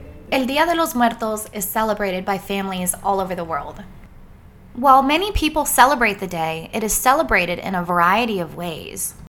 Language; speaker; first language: English; early bilingual, other home language; Spanish